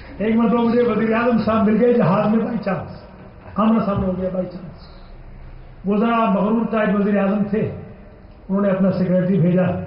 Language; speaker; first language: Urdu; non-native, local second language; Punjabi